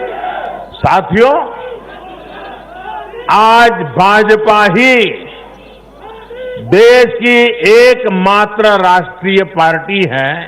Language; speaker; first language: Hindi; non-native, local second language; Gujarati